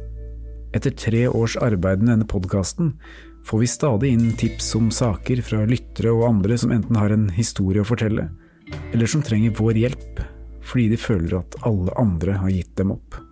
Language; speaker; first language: Norwegian; native; Norwegian